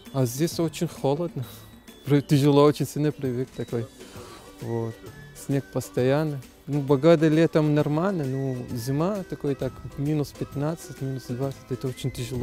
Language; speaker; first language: Russian; non-native, learner; Arabic